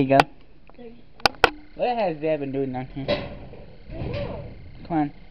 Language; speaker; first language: English; native; English